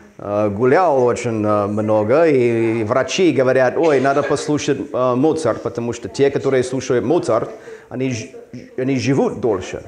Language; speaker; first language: Russian; non-native, fluent; English